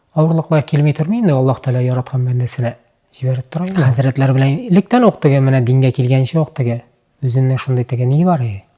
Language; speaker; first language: Tatar; early bilingual, other home language; Uzbek